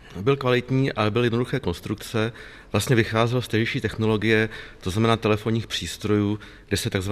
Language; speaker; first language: Czech; native; Czech